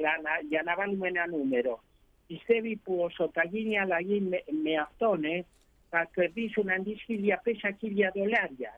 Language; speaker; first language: Greek; early bilingual, heritage; Greek